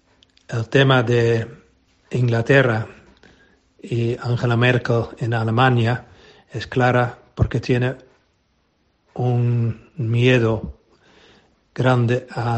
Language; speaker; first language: Spanish; non-native, fluent; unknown